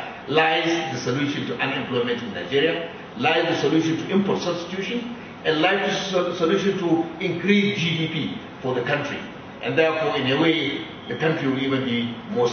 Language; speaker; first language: English; non-native, local second language; Hausa